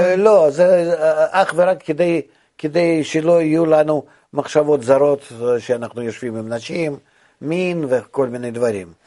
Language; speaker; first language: Hebrew; non-native, fluent; Russian